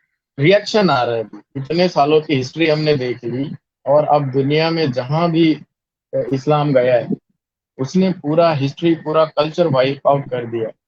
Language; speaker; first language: Hindi; native; Hindi